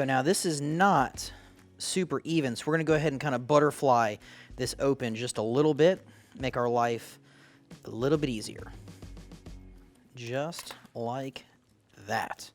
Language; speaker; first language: English; native; English